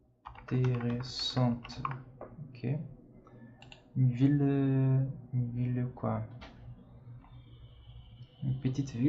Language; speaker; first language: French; non-native, fluent; Portuguese